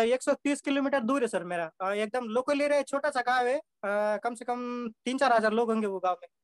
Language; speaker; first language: Hindi; non-native, local second language; Marathi